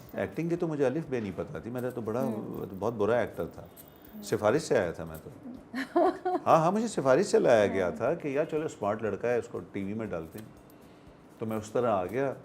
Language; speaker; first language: Urdu; native; Urdu